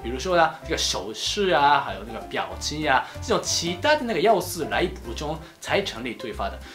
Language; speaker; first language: Chinese; non-native, fluent; Japanese